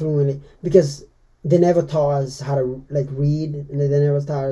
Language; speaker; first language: English; non-native, fluent; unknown